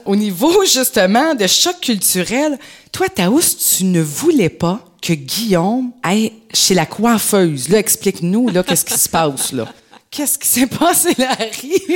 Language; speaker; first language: French; native; French